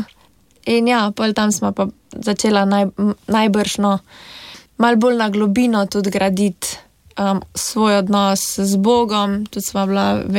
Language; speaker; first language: Slovenian; native; Slovenian